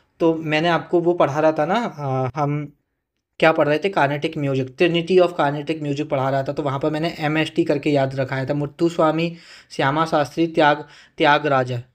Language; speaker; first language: Hindi; native; Hindi